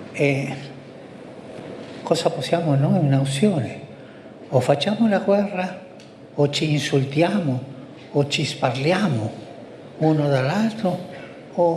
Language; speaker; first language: Italian; non-native, fluent; Spanish